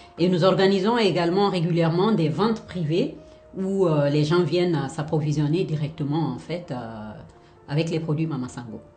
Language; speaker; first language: French; non-native, local second language; Fula